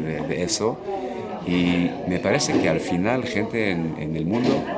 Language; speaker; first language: Spanish; non-native, learner; Hebrew